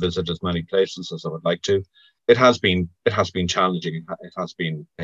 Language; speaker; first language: English; native; English